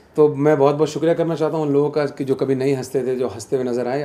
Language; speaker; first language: Hindi; native; Hindi